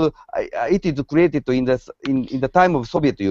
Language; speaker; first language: English; non-native, learner; Japanese